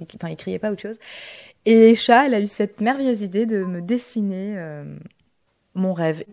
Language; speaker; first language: French; early bilingual, other home language; Bulgarian